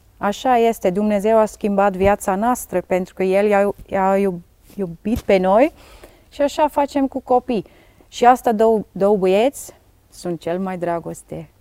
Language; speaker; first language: Romanian; non-native, learner; Dutch